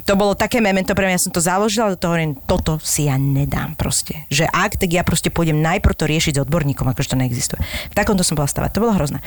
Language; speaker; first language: Slovak; native; Slovak